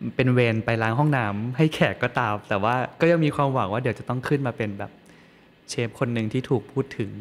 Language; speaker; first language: Thai; native; Thai